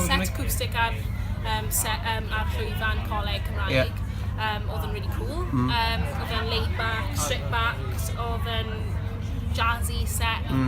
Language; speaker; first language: Welsh; non-native, local second language; English